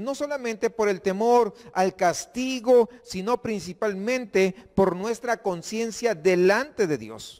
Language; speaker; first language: Spanish; native; Spanish